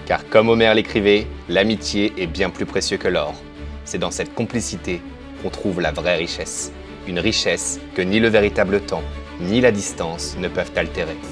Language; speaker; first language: French; native; French